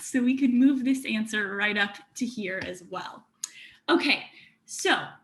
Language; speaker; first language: English; native; English